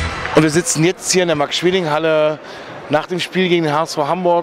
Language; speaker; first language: German; native; German